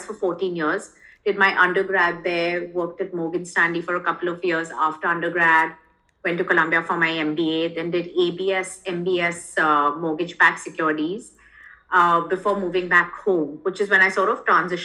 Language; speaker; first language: English; non-native, local second language; Hindi